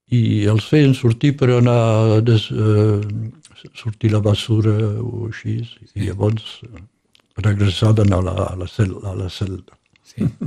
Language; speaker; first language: Catalan; native; Catalan